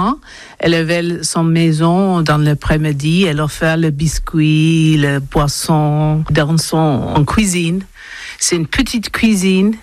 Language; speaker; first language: French; non-native, learner; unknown